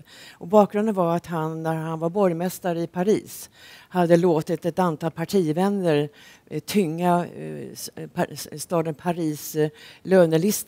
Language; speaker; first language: Swedish; native; Swedish